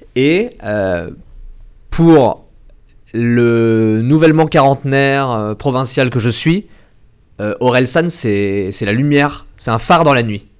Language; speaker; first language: French; native; French